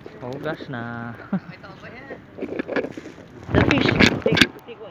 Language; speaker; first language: English; non-native, learner; Filipino